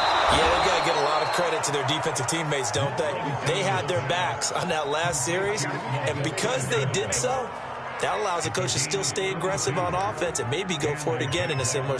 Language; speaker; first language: English; native; English